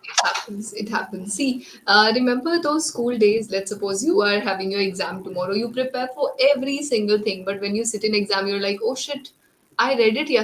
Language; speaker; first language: English; non-native, local second language; Hindi